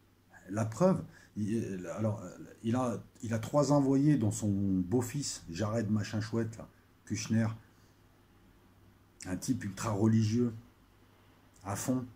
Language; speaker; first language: French; native; French